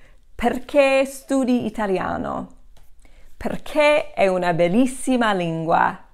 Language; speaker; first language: Italian; non-native, fluent; English